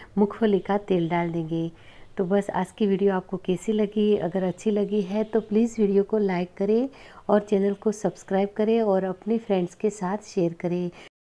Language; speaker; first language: Hindi; non-native, local second language; Gujarati